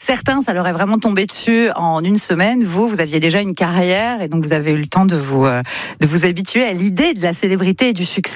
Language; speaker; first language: French; native; French